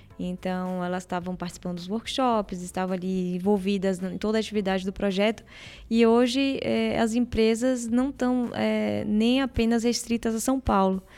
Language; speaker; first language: Portuguese; native; Portuguese